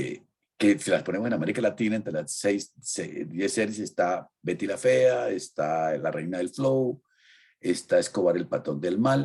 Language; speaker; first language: Spanish; native; Spanish